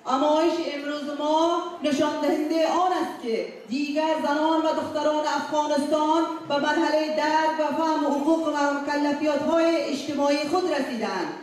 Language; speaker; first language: Persian; non-native, local second language; Uzbek